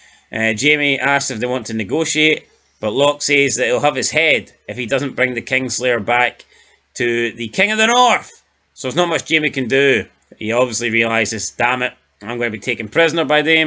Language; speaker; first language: English; native; English